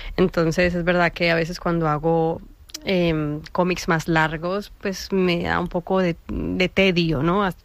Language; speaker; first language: Spanish; native; Spanish